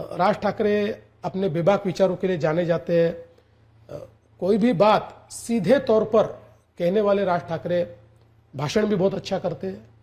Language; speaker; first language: Hindi; non-native, local second language; Marathi